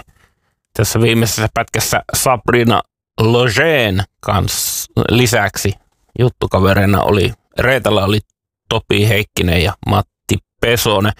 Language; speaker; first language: Finnish; native; Finnish